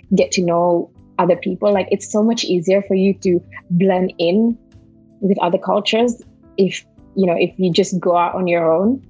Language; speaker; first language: English; non-native, fluent; Malay